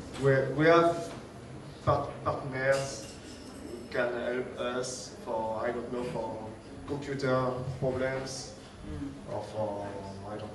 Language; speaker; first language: English; non-native, learner; French